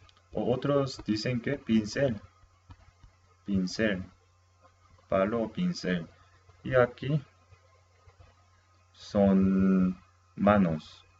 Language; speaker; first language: Spanish; non-native, fluent; Korean